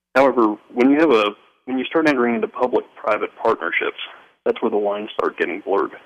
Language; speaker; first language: English; native; English